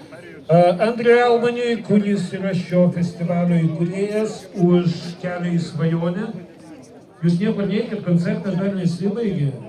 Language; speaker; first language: Lithuanian; native; Lithuanian